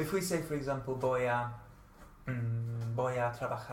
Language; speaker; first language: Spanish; non-native, fluent; English